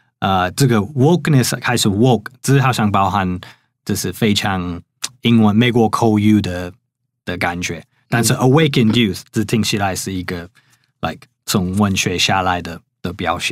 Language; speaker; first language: Chinese; non-native, fluent; English